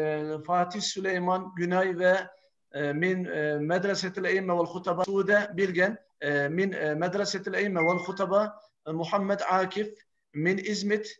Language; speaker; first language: Arabic; non-native, fluent; Turkish